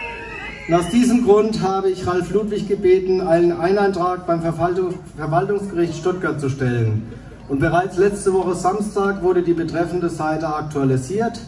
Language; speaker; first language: German; native; German